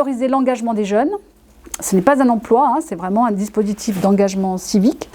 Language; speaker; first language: French; native; French